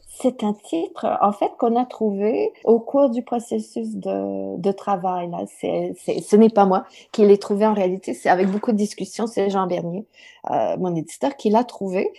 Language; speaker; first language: French; non-native, local second language; English